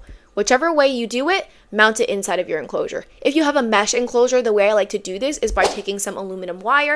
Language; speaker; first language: English; native; English